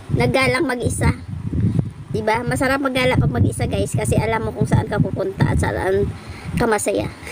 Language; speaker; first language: Filipino; native; Filipino